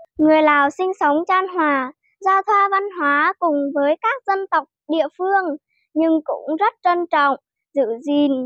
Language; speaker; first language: Vietnamese; non-native, local second language; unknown